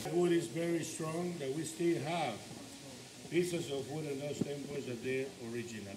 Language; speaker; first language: English; non-native, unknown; Spanish